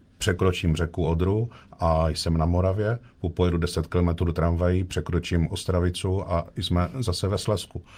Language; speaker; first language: Czech; native; Czech